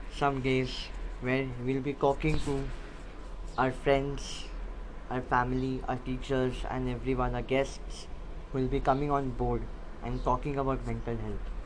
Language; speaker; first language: English; non-native, local second language; Bangla